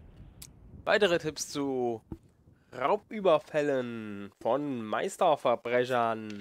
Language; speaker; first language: German; native; German